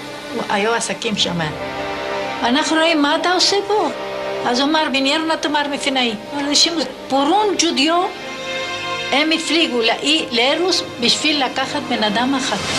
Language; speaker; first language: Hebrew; non-native, fluent; Ladino